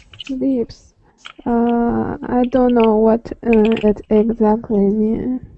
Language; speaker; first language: English; non-native, learner; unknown